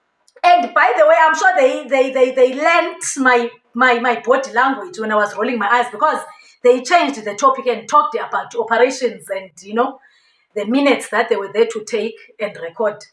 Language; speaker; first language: English; non-native, local second language; Xhosa